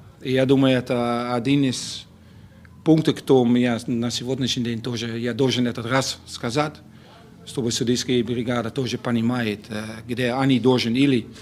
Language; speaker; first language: Russian; non-native, learner; Dutch